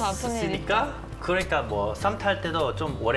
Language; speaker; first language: Korean; non-native, fluent; English